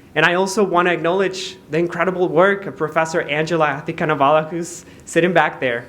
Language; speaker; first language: English; non-native, fluent; Spanish